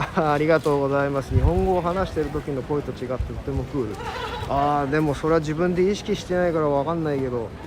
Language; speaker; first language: Japanese; early bilingual, other home language; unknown